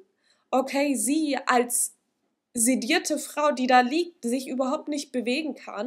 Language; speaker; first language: German; native; German